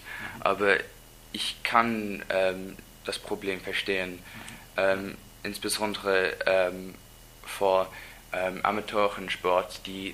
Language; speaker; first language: German; non-native, learner; English